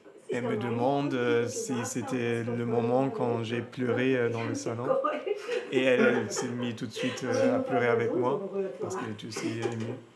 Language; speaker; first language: French; non-native, fluent; German